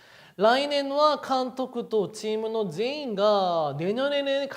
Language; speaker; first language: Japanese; non-native, fluent; Korean